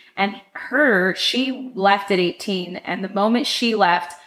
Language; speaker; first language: English; native; English